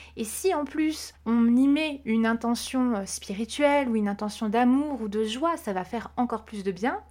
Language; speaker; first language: French; native; French